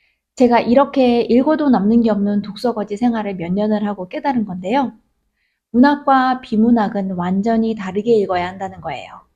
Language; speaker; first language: Korean; native; Korean